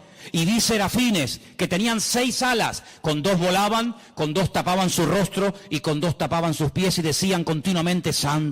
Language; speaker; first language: Spanish; native; Spanish